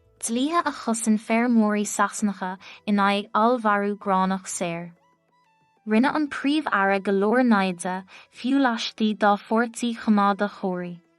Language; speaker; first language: Irish; native; Irish